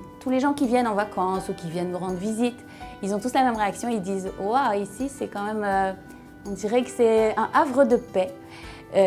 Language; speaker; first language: French; native; French